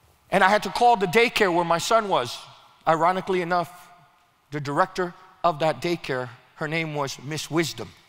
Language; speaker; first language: English; early bilingual, other home language; Spanish